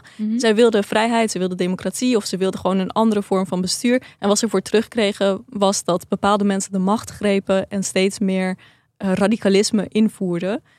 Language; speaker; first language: Dutch; early bilingual, other home language; Persian